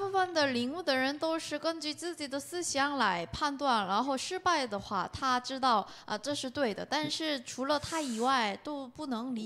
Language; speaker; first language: Chinese; non-native, learner; Korean